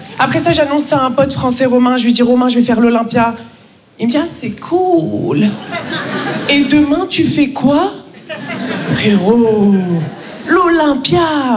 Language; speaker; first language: French; native; French